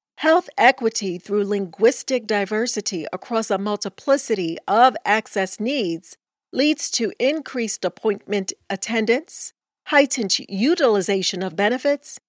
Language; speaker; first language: English; early bilingual, other home language; Spanish